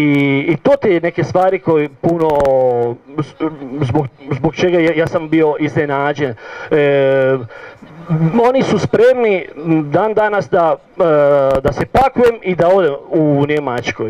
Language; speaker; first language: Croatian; non-native, learner; Italian